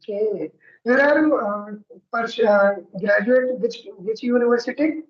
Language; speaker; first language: English; non-native, learner; Hindi